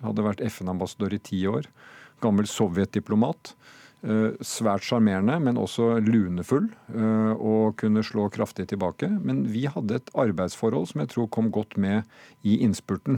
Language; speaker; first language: Norwegian; native; Norwegian